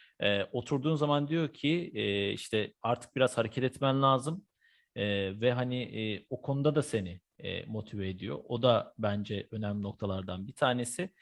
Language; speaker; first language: Turkish; native; Turkish